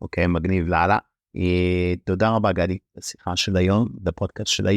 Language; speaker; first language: Hebrew; native; Hebrew